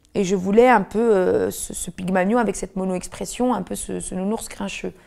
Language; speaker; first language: French; native; French